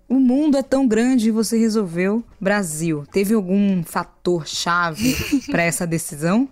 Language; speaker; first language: Portuguese; native; Portuguese